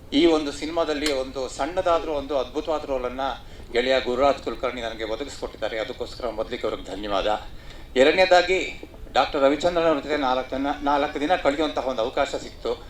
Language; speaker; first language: Kannada; native; Kannada